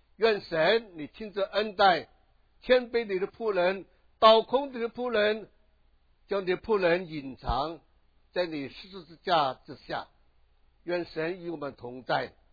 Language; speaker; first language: Chinese; non-native, local second language; Cantonese